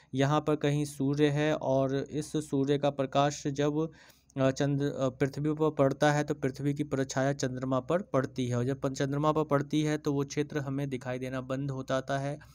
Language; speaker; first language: Hindi; native; Hindi